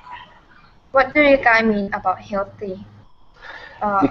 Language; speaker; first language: English; non-native, learner; Thai